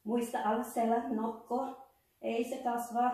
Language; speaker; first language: Finnish; non-native, learner; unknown